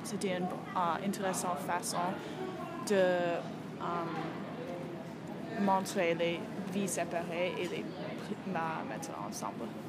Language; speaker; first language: French; non-native, learner; English